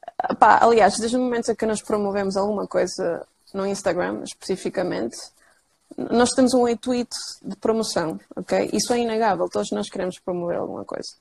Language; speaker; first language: Portuguese; non-native, fluent; Spanish